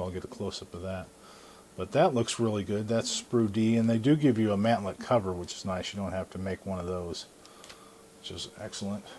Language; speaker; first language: English; native; English